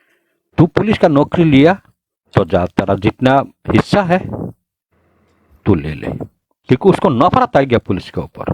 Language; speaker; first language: Hindi; non-native, learner; Bangla